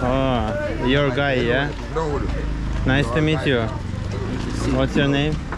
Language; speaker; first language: English; non-native, learner; Russian